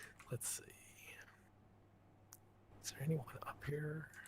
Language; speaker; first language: English; native; English